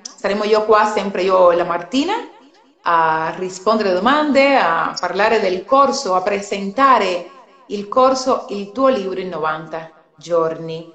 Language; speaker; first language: Italian; non-native, fluent; Spanish